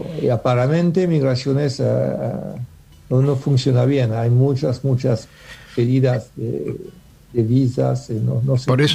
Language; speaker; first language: Spanish; non-native, learner; French